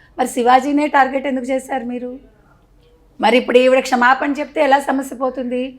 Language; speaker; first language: Telugu; native; Telugu